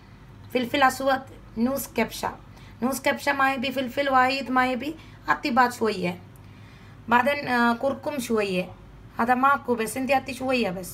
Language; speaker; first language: Arabic; non-native, learner; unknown